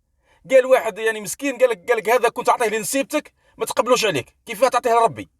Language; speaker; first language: Arabic; native; Arabic